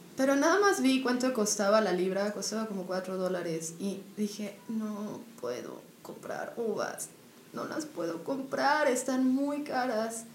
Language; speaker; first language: Spanish; native; Spanish